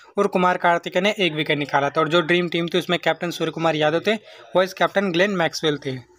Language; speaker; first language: Hindi; native; Hindi